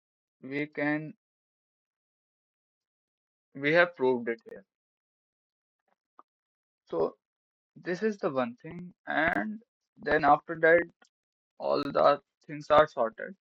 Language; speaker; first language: English; non-native, local second language; Hindi